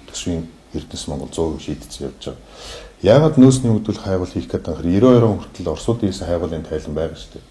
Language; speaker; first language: Mongolian; non-native, local second language; Kazakh